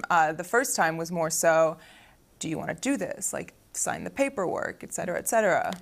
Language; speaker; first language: English; early bilingual, other home language; Arabic